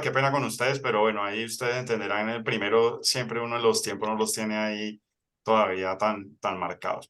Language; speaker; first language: Spanish; native; Spanish